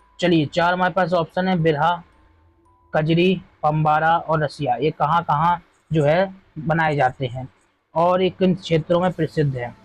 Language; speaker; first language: Hindi; native; Hindi